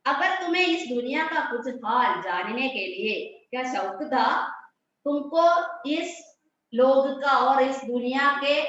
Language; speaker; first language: Hindi; non-native, local second language; Malayalam